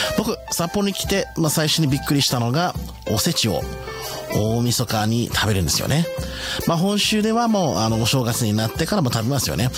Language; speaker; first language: Japanese; non-native, fluent; English